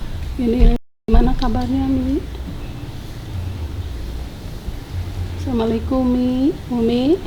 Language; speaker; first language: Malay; non-native, local second language; Sundanese